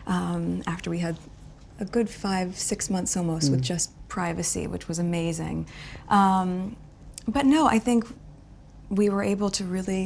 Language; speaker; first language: English; native; English